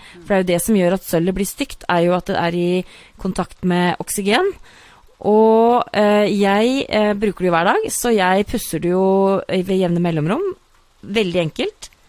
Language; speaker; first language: Norwegian; native; Norwegian